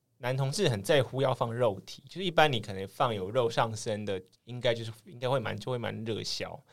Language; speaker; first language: Chinese; native; Chinese